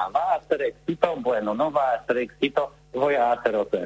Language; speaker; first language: Spanish; non-native, learner; Polish